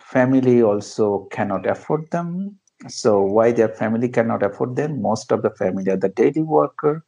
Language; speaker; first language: English; non-native, local second language; Bangla